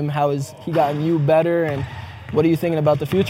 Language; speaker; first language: English; native; English